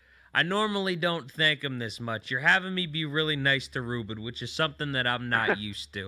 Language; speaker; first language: English; native; English